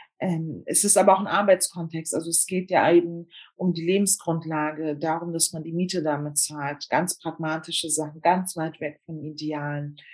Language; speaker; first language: German; early bilingual, other home language; Turkish